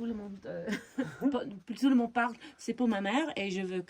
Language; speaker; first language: French; non-native, learner; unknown